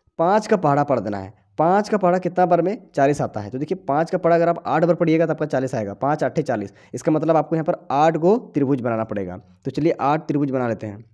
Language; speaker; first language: Hindi; native; Hindi